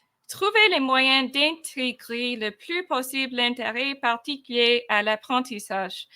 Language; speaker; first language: French; non-native, fluent; English